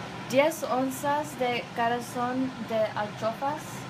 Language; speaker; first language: Spanish; non-native, learner; English